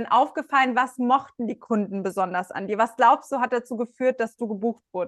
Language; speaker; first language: German; native; German